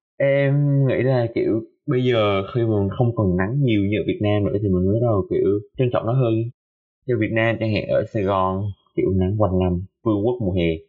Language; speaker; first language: Vietnamese; native; Vietnamese